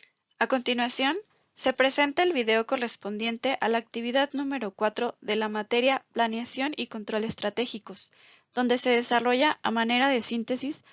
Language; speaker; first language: Spanish; native; Spanish